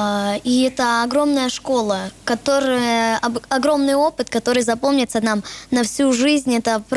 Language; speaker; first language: Russian; native; Russian